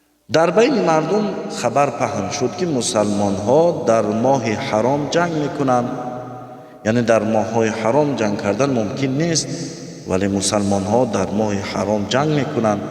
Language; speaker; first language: Persian; native; Persian